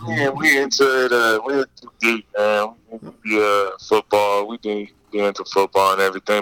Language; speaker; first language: English; native; English